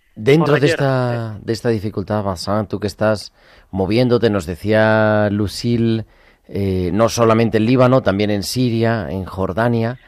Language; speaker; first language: Spanish; native; Spanish